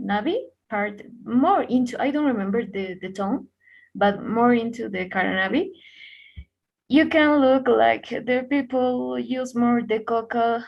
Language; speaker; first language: English; non-native, learner; Spanish